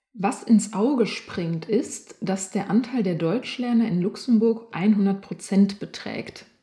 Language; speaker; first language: German; native; German